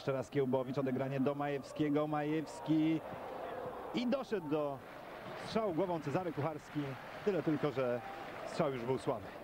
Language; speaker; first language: Polish; native; Polish